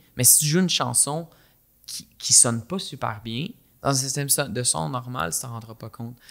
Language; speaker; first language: French; native; French